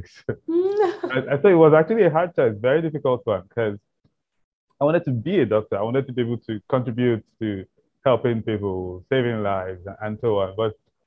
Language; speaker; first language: English; non-native, local second language; Igbo